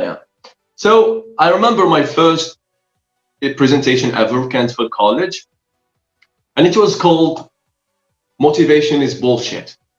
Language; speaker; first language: English; non-native, fluent; Arabic